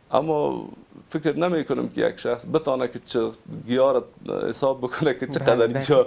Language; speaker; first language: Persian; native; Persian